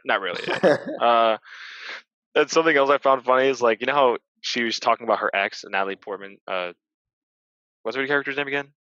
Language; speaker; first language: English; native; English